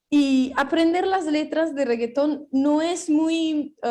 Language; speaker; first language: Spanish; non-native, fluent; Italian